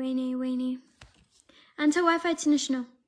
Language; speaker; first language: Amharic; non-native, learner; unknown